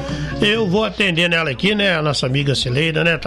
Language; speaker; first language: Portuguese; native; Portuguese